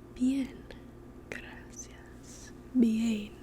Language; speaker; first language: Spanish; non-native, learner; English